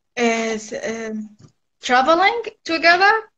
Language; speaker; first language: English; non-native, learner; Arabic